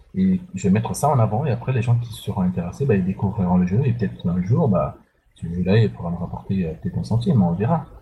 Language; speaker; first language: French; non-native, local second language; Sango